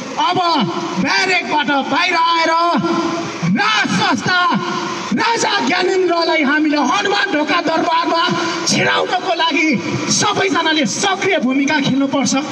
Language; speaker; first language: Nepali; non-native, local second language; Newari